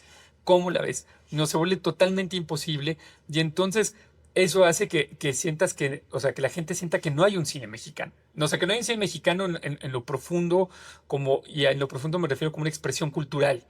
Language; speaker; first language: Spanish; native; Spanish